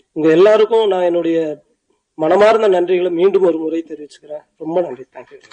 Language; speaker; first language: Tamil; native; Tamil